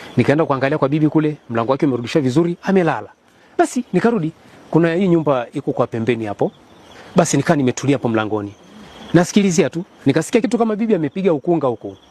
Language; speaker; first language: Swahili; native; Swahili